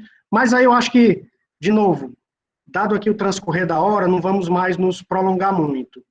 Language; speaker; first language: Portuguese; native; Portuguese